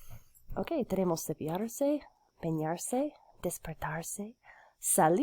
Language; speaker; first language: Spanish; non-native, fluent; English